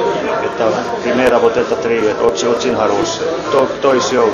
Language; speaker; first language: Russian; non-native, learner; Finnish